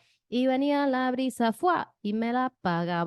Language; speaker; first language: Spanish; non-native, fluent; English